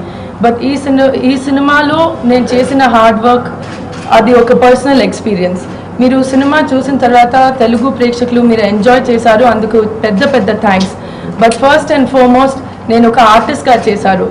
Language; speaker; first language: Telugu; non-native, local second language; Tamil